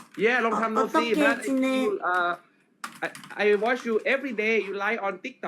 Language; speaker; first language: English; non-native, learner; Thai